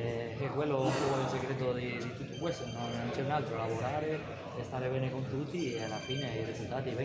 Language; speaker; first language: Italian; non-native, fluent; Spanish